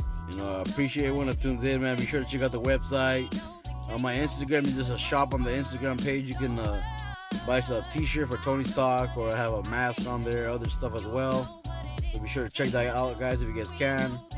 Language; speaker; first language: English; native; English